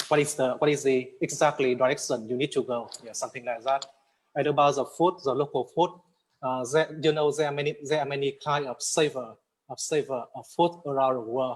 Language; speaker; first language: English; non-native, learner; Vietnamese